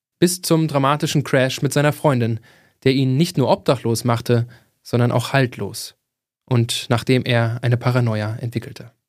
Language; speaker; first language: German; native; German